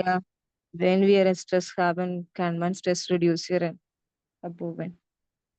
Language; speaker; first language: German; non-native, learner; Malayalam